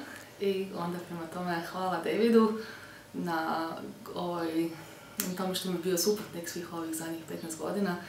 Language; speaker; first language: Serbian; early bilingual, heritage; Croatian